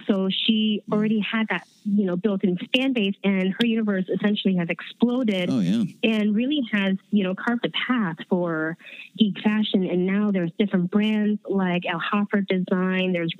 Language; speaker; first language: English; early bilingual, other home language; Chinese